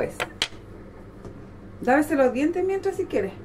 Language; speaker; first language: Spanish; native; Spanish